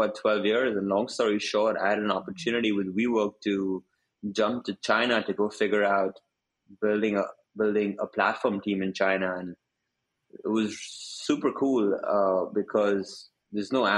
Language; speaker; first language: English; non-native, local second language; Hindi